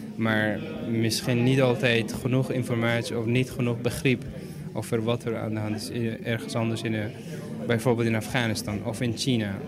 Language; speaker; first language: Dutch; non-native, fluent; Persian